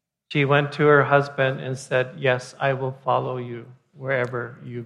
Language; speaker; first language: English; native; English